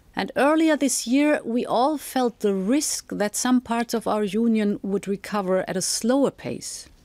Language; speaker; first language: English; non-native, fluent; German